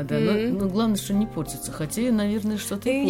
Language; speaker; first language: Russian; native; Russian